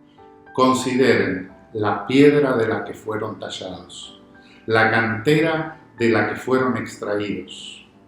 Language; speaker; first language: Spanish; native; Spanish